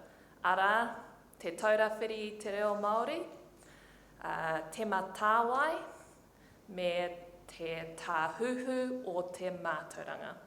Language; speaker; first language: Māori; non-native, local second language; English